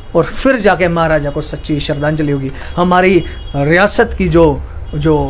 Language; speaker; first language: Hindi; native; Hindi